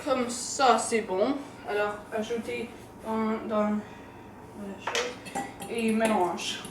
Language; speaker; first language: French; non-native, learner; English